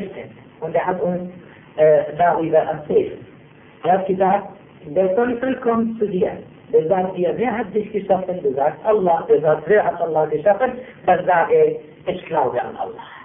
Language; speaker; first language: German; non-native, fluent; Turkish